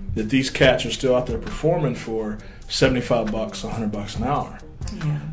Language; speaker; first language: English; native; English